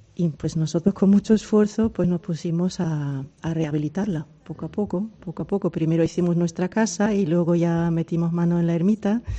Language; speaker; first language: Spanish; early bilingual, heritage; German